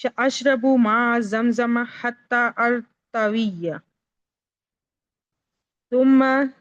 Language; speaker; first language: Arabic; non-native, learner; Urdu